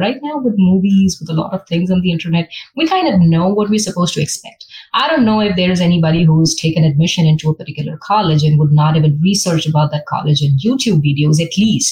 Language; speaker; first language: English; non-native, local second language; Malayalam